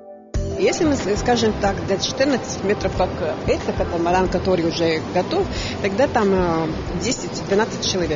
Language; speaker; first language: Russian; non-native, fluent; Latvian